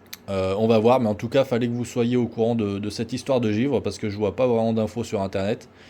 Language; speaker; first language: French; native; French